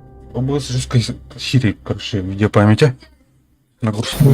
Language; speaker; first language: Russian; non-native, local second language; Yakut